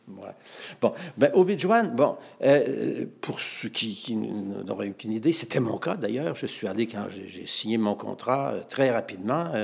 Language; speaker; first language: French; native; French